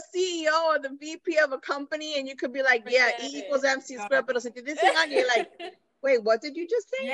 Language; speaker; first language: English; native; English